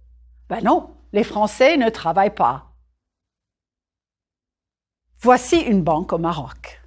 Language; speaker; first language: French; non-native, fluent; English